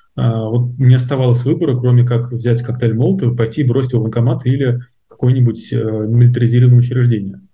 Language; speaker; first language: Russian; native; Russian